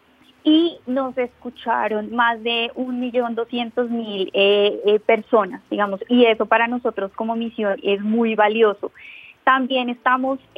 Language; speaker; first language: Spanish; native; Spanish